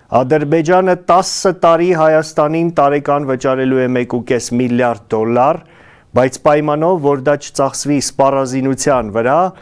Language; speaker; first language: Armenian; native; Armenian